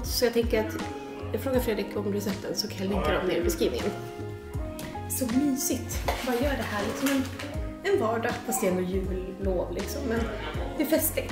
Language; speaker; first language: Swedish; native; Swedish